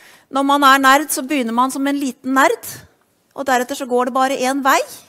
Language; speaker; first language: Norwegian; native; Norwegian